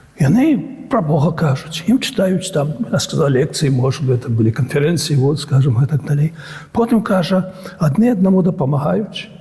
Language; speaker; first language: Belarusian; native; Belarusian